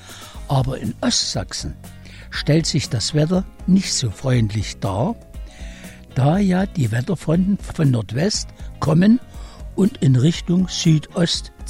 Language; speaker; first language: German; native; German